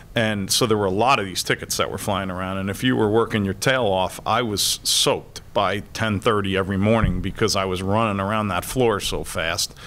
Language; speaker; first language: English; native; English